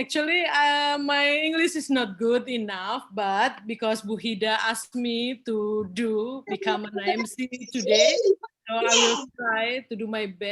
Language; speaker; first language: English; non-native, learner; Indonesian